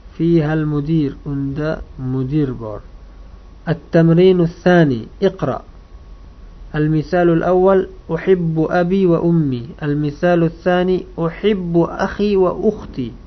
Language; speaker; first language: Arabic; non-native, fluent; Uzbek